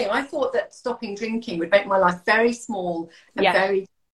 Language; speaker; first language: English; native; English